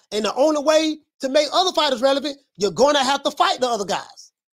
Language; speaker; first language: English; native; English